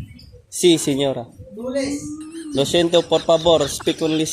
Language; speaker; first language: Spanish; non-native, learner; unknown